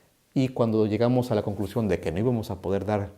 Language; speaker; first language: Spanish; native; Spanish